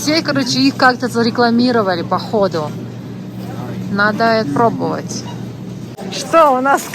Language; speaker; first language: Russian; native; Russian